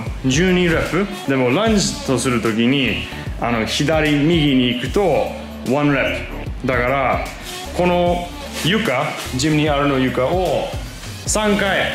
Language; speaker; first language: Japanese; non-native, fluent; English